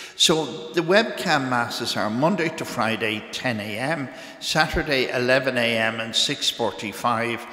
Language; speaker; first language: English; native; English